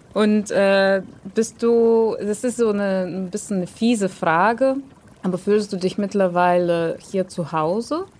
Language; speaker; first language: German; non-native, fluent; Bulgarian